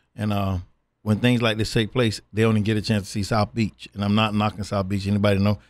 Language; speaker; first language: English; native; English